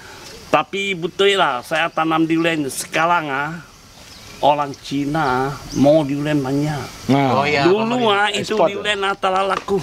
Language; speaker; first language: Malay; non-native, local second language; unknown